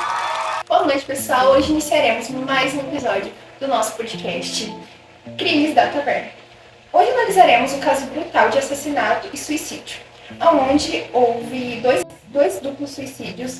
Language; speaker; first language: Portuguese; native; Portuguese